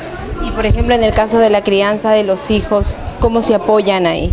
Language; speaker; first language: Spanish; native; Spanish